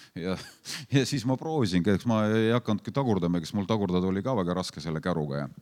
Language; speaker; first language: Estonian; non-native, fluent; Lithuanian